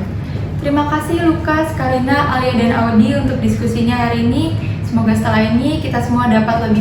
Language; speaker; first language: Indonesian; native; Indonesian